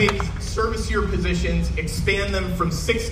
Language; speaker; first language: English; native; English